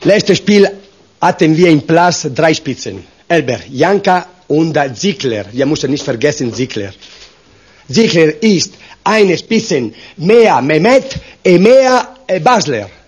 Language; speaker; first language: German; non-native, learner; Italian